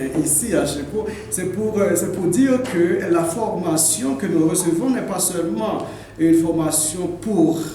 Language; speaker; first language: French; non-native, local second language; Haitian Creole